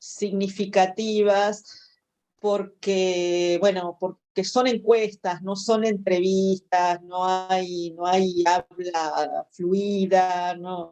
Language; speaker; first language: Spanish; native; Spanish